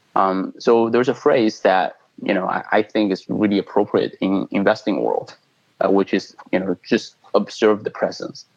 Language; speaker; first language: English; non-native, fluent; Chinese